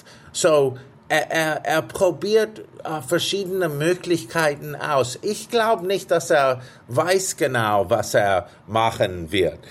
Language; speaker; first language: German; non-native, fluent; English